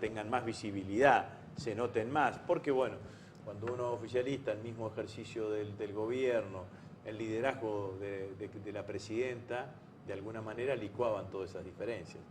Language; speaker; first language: Spanish; native; Spanish